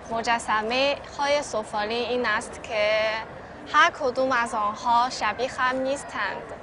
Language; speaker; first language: Persian; non-native, fluent; Chinese